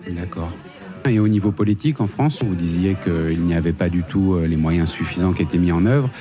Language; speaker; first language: French; native; French